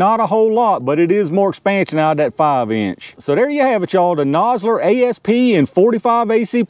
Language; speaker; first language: English; native; English